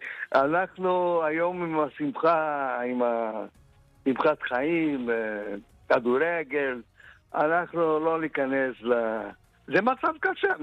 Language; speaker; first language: Hebrew; non-native, fluent; Portuguese